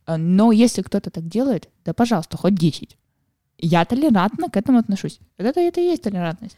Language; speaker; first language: Russian; native; Russian